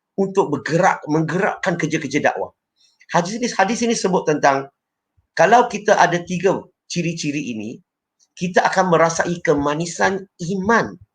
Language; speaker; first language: Malay; non-native, local second language; Chinese